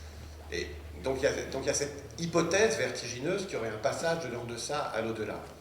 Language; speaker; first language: French; native; French